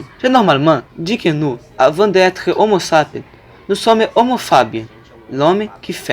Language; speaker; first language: French; non-native, learner; Portuguese